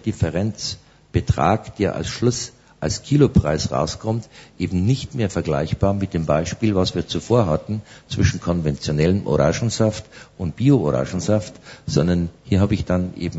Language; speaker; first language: German; native; German